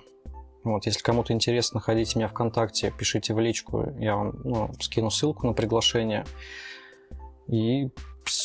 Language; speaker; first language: Russian; native; Russian